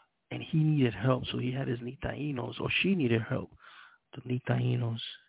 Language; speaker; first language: English; early bilingual, other home language; Spanish